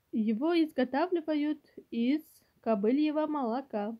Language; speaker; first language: Russian; non-native, local second language; Kyrgyz